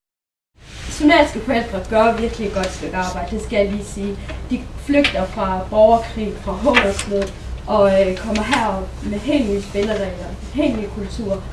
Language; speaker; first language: Danish; early bilingual, other home language; Somali